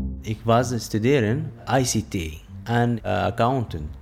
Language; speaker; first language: Dutch; non-native, learner; Arabic